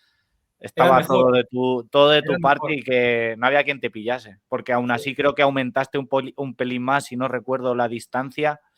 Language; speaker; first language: Spanish; native; Spanish